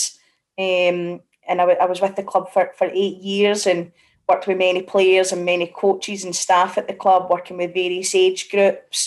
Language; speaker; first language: English; native; English